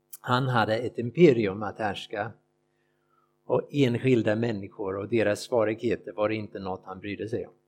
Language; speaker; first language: Swedish; non-native, fluent; English